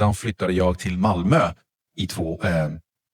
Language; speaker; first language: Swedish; non-native, fluent; English